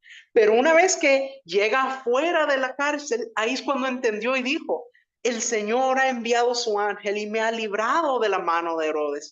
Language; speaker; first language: Spanish; native; Spanish